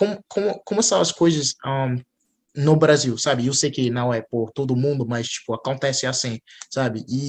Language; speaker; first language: Portuguese; non-native, fluent; English